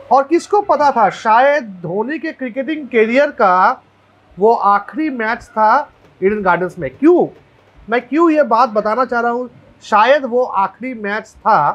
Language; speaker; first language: Hindi; non-native, local second language; Bangla